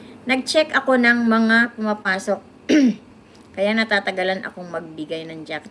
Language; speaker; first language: Filipino; native; Filipino